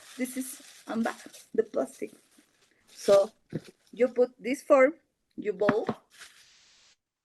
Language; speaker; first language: English; non-native, learner; Spanish